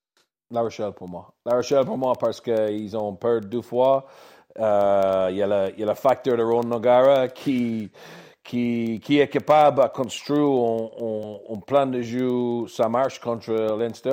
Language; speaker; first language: French; non-native, learner; English